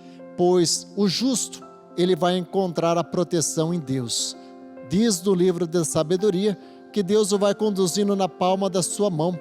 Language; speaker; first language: Portuguese; native; Portuguese